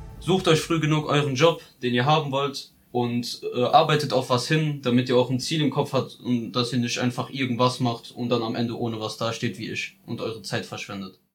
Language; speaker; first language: German; native; German